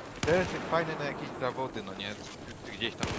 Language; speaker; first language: Polish; native; Polish